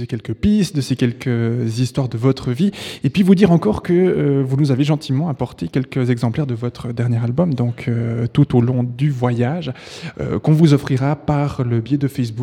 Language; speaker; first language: French; native; French